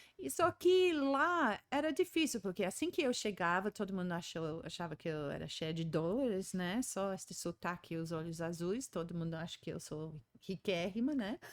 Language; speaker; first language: Portuguese; non-native, fluent; English